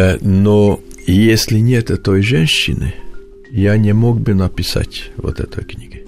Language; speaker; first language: Russian; non-native, learner; Hungarian